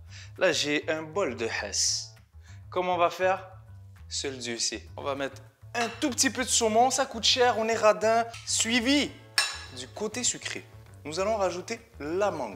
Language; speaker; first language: French; native; French